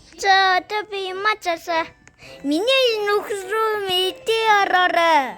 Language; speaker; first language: Mongolian; early bilingual, heritage; Mongolian